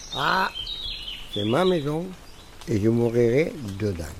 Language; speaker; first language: French; native; French